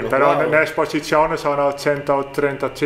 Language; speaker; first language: Italian; non-native, learner; Dutch